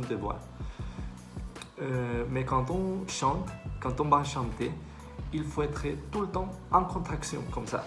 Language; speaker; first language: French; non-native, fluent; Spanish